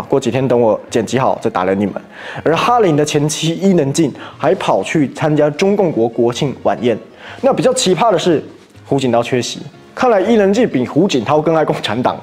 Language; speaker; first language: Chinese; native; Chinese